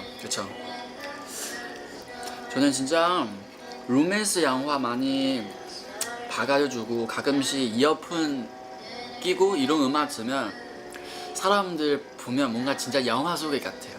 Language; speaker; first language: Korean; non-native, learner; Chinese